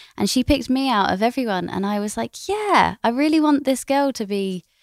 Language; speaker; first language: English; native; English